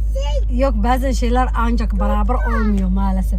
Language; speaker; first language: Turkish; non-native, fluent; Somali